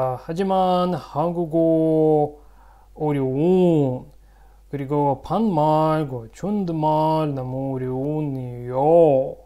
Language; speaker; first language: Korean; non-native, learner; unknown